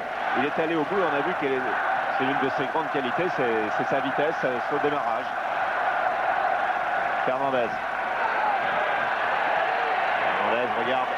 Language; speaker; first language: French; native; French